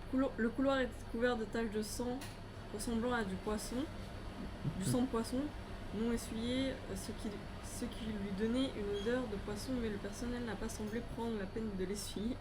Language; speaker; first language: French; native; French